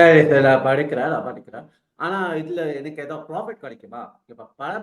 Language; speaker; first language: Tamil; early bilingual, heritage; Tamil